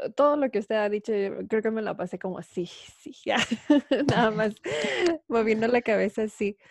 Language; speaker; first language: Spanish; native; Spanish